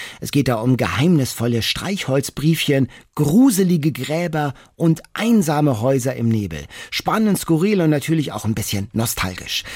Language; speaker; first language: German; native; German